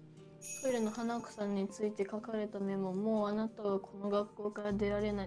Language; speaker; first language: Japanese; native; Japanese